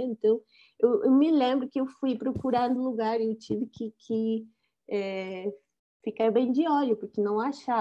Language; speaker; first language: Portuguese; non-native, fluent; Spanish